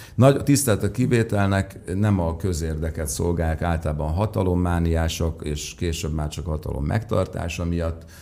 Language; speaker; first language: Hungarian; native; Hungarian